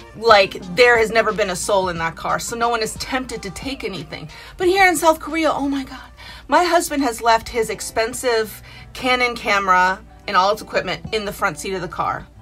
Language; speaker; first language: English; native; English